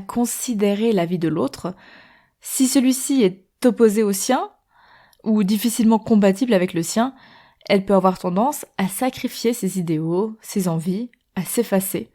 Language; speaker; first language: French; native; French